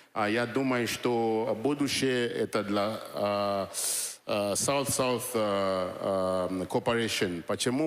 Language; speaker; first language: Russian; non-native, fluent; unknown